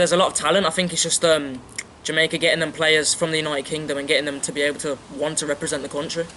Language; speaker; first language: English; native; English